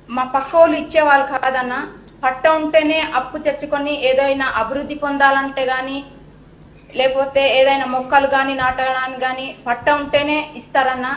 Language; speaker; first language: Telugu; non-native, local second language; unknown